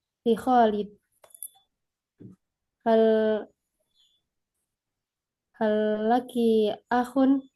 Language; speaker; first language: Arabic; non-native, learner; Indonesian